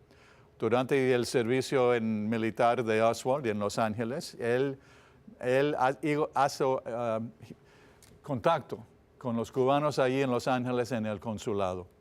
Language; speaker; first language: Spanish; non-native, fluent; English